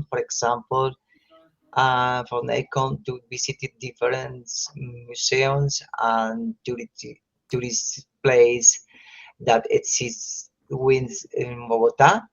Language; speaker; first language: English; non-native, learner; Spanish